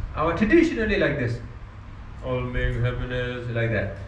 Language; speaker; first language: English; non-native, learner; Nepali